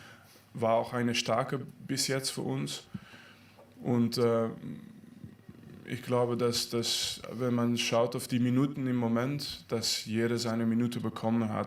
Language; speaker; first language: German; non-native, fluent; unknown